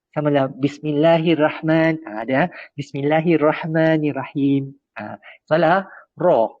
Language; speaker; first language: Malay; native; Malay